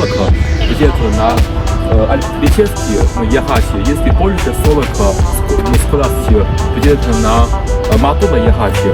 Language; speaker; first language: Russian; non-native, learner; Chinese